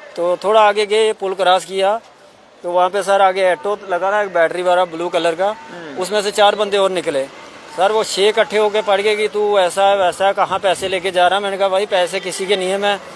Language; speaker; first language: Hindi; native; Hindi